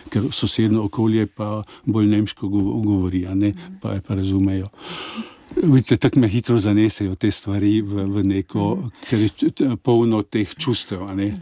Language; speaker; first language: Slovenian; native; Slovenian